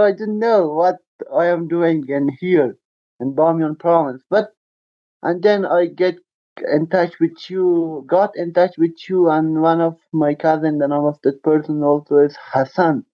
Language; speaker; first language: English; non-native, learner; Persian